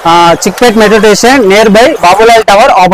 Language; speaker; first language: Telugu; non-native, learner; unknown